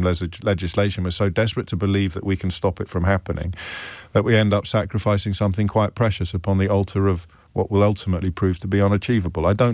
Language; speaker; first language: English; native; English